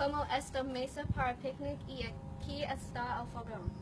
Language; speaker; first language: Spanish; non-native, learner; English